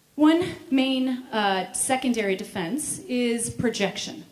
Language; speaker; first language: English; native; English